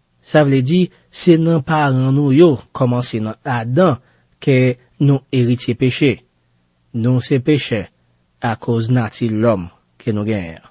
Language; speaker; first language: Haitian Creole; native; Haitian Creole